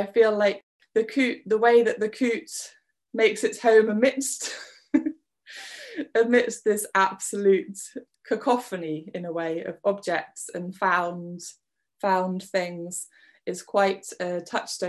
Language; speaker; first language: English; native; English